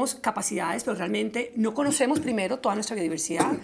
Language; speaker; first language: Spanish; native; Spanish